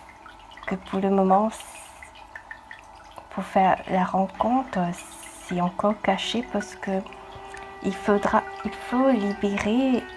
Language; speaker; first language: French; non-native, fluent; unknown